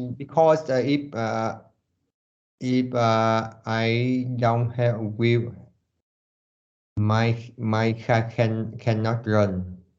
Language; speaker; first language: English; non-native, learner; Vietnamese